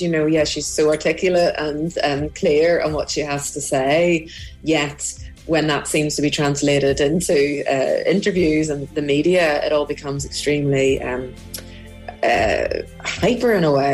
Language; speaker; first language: English; native; English